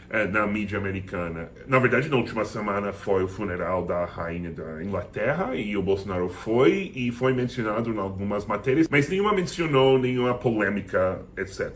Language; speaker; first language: Portuguese; non-native, fluent; English